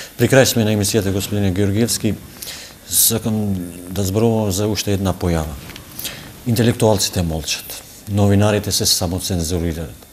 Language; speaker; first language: Macedonian; non-native, local second language; Albanian